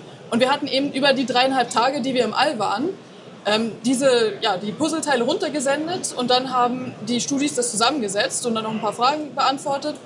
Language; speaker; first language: German; native; German